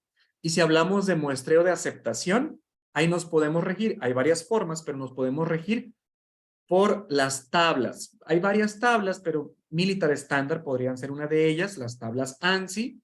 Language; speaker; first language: Spanish; native; Spanish